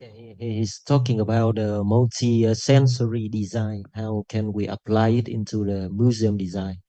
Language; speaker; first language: English; non-native, fluent; Vietnamese